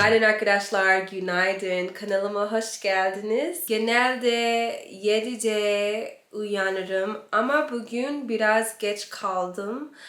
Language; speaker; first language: Turkish; non-native, learner; English